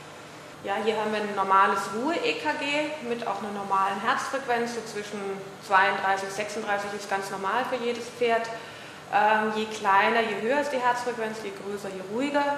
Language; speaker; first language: German; native; German